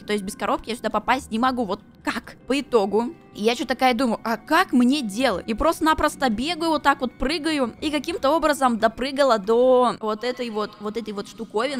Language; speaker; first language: Russian; native; Russian